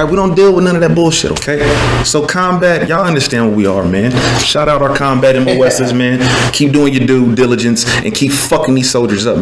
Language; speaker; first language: English; native; English